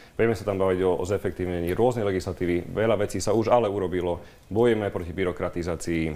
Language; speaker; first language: Slovak; native; Slovak